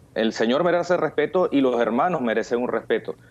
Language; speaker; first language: Spanish; native; Spanish